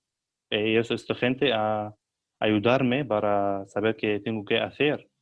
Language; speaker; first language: Spanish; non-native, learner; Arabic